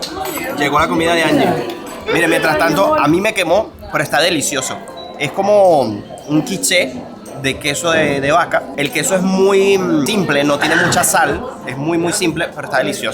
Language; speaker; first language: Spanish; native; Spanish